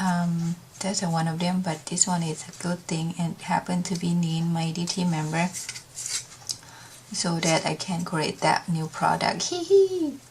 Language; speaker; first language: English; non-native, learner; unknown